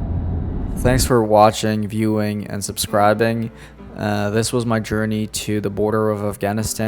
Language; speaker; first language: English; early bilingual, heritage; English